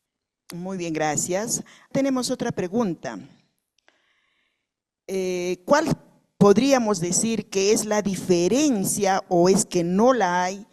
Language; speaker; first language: Spanish; native; Spanish